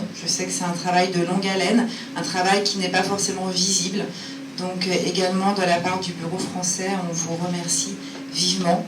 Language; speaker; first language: French; native; French